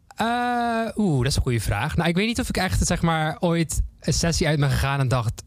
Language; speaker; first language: Dutch; native; Dutch